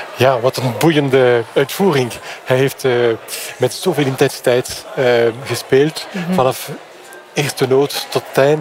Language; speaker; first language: Dutch; non-native, fluent; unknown